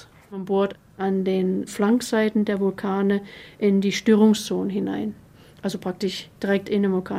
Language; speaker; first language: German; native; German